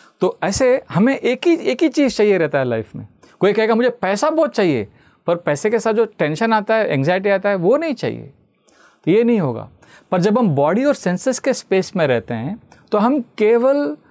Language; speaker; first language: Hindi; non-native, local second language; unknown